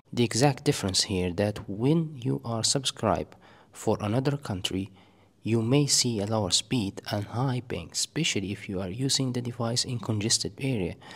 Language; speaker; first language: English; non-native, fluent; Arabic